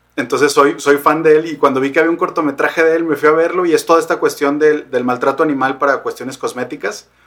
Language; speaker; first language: Spanish; native; Spanish